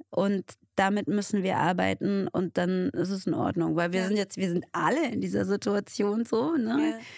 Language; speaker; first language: German; early bilingual, other home language; Tigrinya